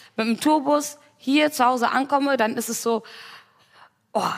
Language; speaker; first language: German; early bilingual, other home language; Tigrinya